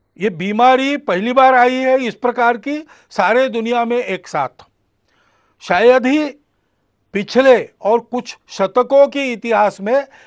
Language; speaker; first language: Hindi; non-native, local second language; Marathi